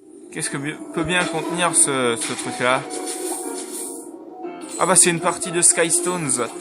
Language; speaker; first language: French; native; French